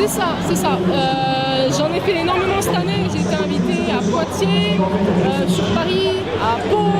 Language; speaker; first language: French; native; French